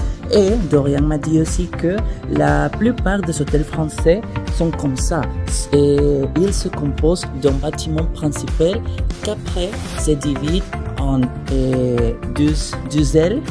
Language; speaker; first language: French; non-native, fluent; Spanish